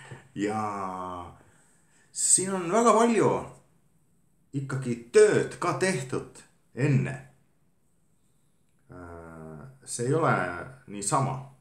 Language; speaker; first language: Estonian; non-native, fluent; Finnish